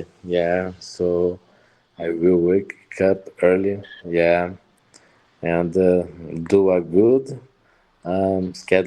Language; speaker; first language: English; non-native, learner; Portuguese